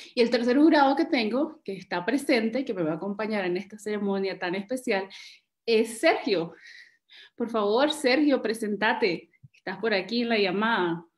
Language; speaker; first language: Spanish; native; Spanish